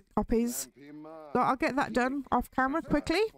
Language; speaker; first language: English; native; English